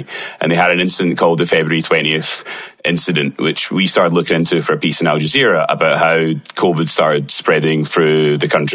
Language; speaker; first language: English; native; English